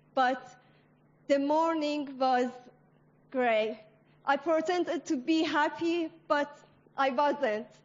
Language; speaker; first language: English; non-native, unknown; Persian